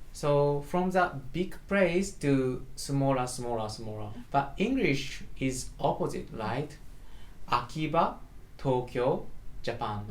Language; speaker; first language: English; non-native, learner; Japanese